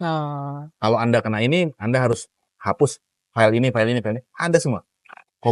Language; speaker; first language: Indonesian; native; Indonesian